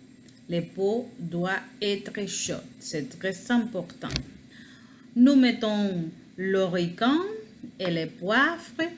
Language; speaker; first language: French; non-native, learner; Spanish